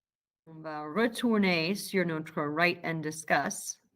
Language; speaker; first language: French; non-native, fluent; English